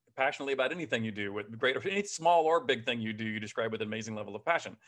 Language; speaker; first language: English; native; English